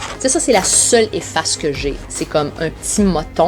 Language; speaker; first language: French; native; French